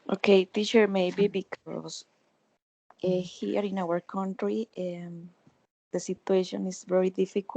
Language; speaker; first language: English; non-native, learner; Spanish